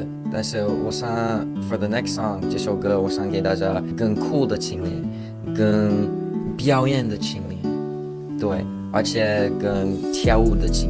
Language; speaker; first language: Chinese; non-native, learner; English